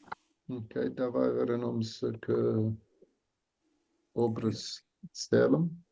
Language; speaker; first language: Russian; non-native, learner; English